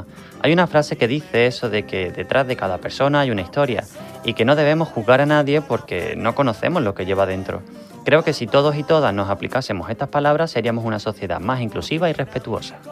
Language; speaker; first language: Spanish; native; Spanish